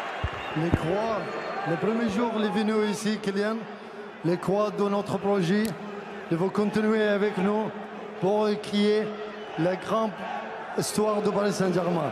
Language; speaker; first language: French; non-native, learner; Arabic